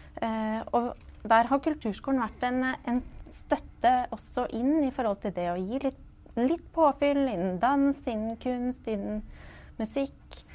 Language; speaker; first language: Norwegian; native; Norwegian